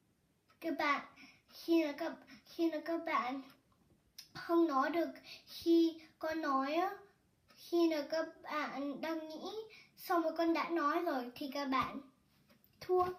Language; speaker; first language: Vietnamese; early bilingual, heritage; Vietnamese